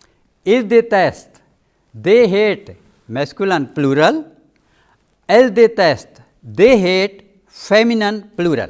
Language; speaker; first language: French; non-native, fluent; Urdu